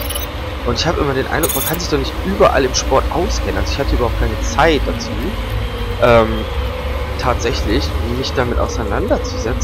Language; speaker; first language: German; native; German